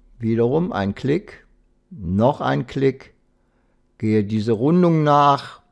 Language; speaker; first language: German; native; German